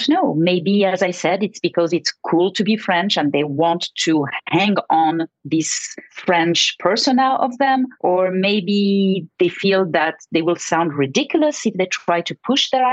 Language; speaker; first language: English; non-native, fluent; French